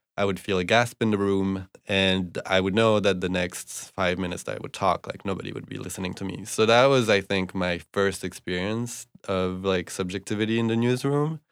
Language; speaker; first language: English; non-native, fluent; French